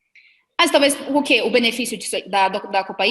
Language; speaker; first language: Portuguese; native; Portuguese